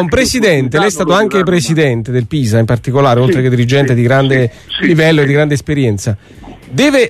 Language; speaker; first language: Italian; native; Italian